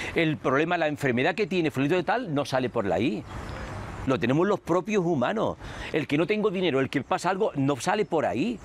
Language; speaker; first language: Spanish; native; Spanish